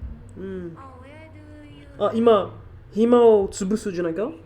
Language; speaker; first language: Japanese; non-native, learner; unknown